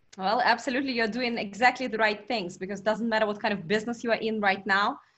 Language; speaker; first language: English; non-native, fluent; Russian